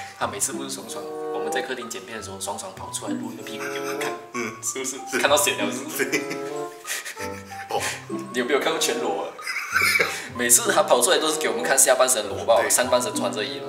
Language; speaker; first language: Chinese; native; Chinese